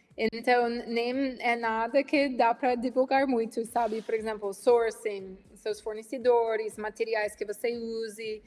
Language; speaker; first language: Portuguese; non-native, fluent; English